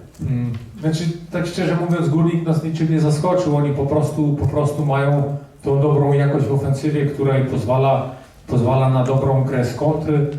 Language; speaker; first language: Polish; early bilingual, heritage; Polish